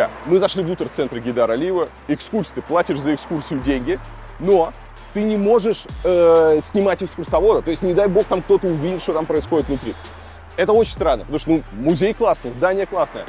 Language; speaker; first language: Russian; native; Russian